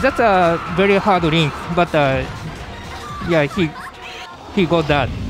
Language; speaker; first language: English; non-native, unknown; Japanese